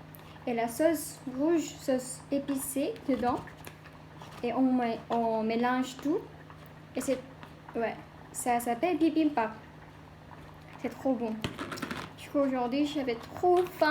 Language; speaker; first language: French; non-native, learner; Korean